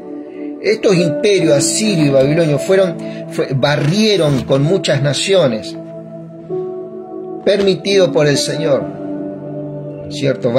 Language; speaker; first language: Spanish; native; Spanish